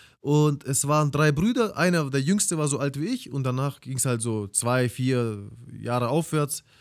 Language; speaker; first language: German; early bilingual, other home language; Russian